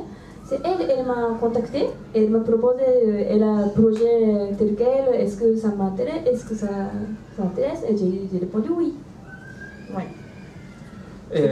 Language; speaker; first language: French; non-native, fluent; Japanese